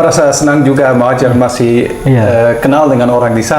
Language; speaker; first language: Indonesian; non-native, fluent; Dutch